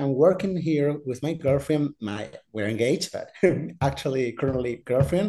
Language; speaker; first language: English; non-native, fluent; Spanish